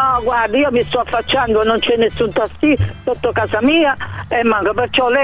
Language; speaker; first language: Italian; native; Italian